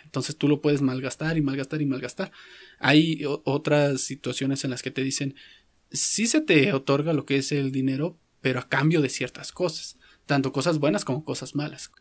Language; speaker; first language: Spanish; native; Spanish